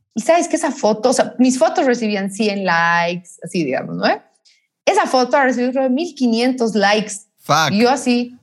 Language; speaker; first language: Spanish; native; Spanish